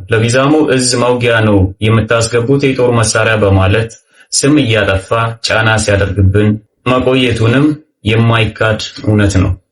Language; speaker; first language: Amharic; native; Amharic